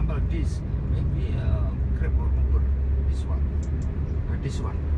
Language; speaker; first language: English; non-native, learner; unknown